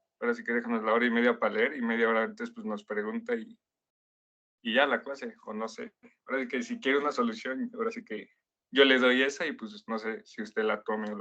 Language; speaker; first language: Spanish; native; Spanish